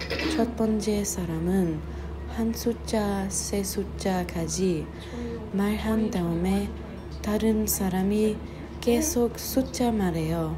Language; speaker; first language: Korean; non-native, learner; English